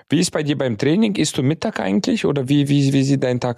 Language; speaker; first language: German; native; German